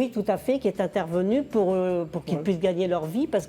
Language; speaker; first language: French; native; French